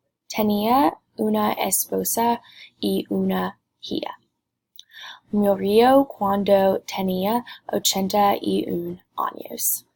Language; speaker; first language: Spanish; non-native, learner; English